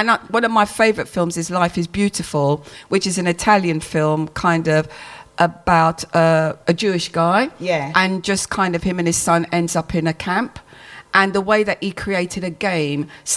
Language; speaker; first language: English; native; English